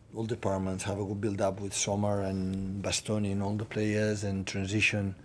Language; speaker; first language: English; non-native, fluent; Catalan